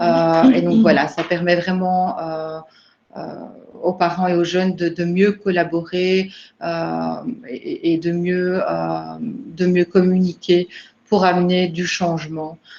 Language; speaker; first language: French; native; French